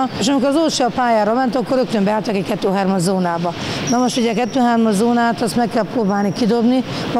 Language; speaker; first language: Hungarian; native; Hungarian